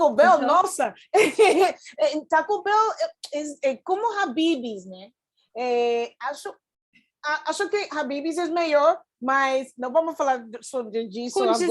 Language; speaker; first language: Portuguese; non-native, fluent; Spanish